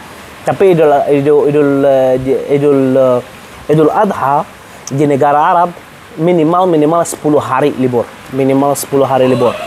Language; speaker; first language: Indonesian; non-native, learner; Arabic